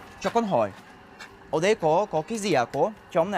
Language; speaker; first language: Vietnamese; non-native, fluent; Russian